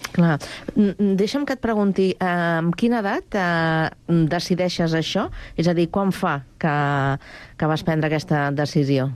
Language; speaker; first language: Catalan; native; Catalan